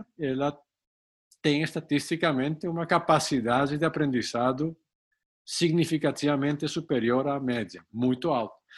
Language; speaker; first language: Portuguese; non-native, fluent; Spanish